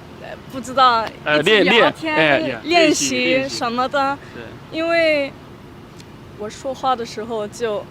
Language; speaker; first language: Chinese; non-native, fluent; German